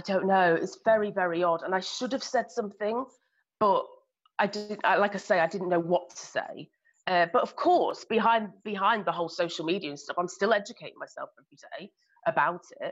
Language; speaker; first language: English; native; English